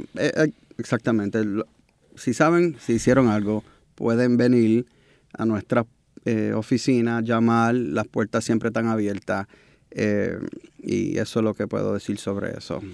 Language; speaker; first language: Spanish; early bilingual, heritage; Spanish